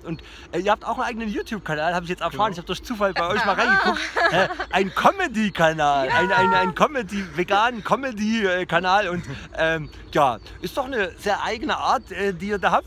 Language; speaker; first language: German; native; German